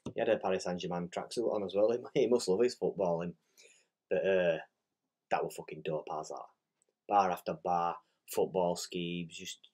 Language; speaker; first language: English; native; English